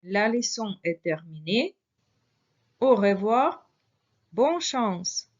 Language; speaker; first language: French; non-native, fluent; Russian